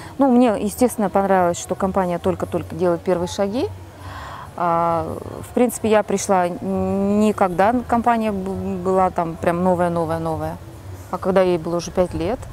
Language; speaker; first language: Russian; non-native, local second language; Kazakh